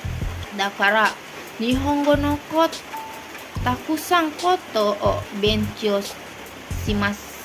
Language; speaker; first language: Japanese; non-native, learner; Indonesian